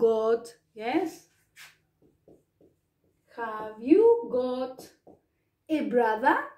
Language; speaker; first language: English; non-native, fluent; Spanish